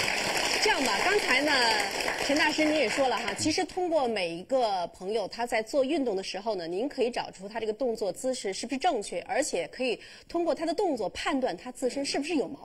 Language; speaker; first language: Chinese; native; Chinese